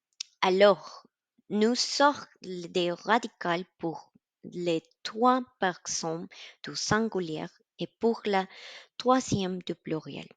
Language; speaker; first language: French; non-native, learner; Spanish